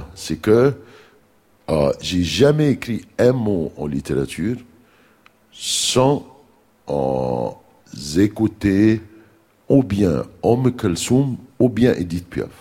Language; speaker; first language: French; non-native, fluent; Arabic